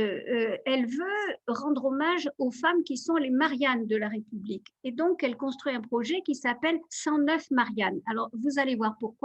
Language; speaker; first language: French; native; French